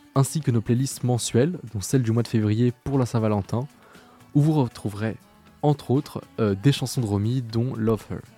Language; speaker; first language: French; native; French